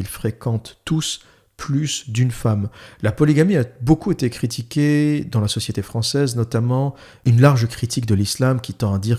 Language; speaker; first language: French; native; French